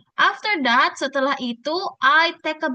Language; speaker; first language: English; non-native, fluent; Indonesian